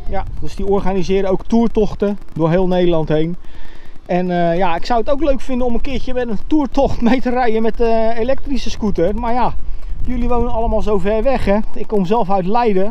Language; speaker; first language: Dutch; native; Dutch